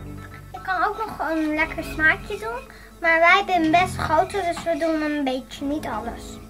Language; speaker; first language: Dutch; non-native, learner; Arabic